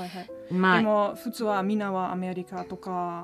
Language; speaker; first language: Japanese; non-native, learner; German